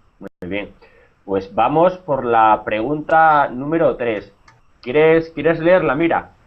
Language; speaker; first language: Spanish; native; Spanish